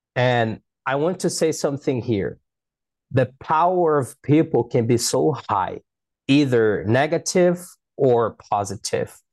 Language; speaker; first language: English; non-native, fluent; Portuguese